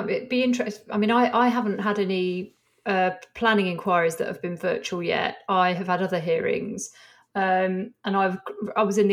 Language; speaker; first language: English; native; English